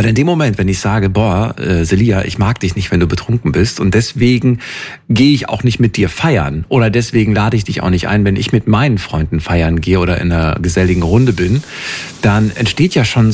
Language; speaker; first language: German; native; German